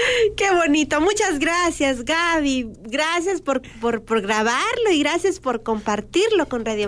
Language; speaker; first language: Spanish; native; Spanish